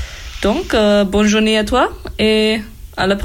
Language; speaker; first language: French; non-native, learner; German